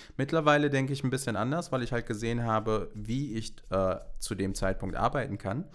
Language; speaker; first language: German; native; German